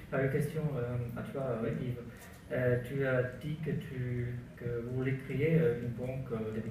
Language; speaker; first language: French; non-native, learner; German